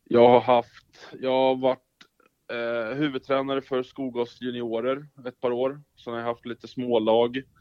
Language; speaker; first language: Swedish; native; Swedish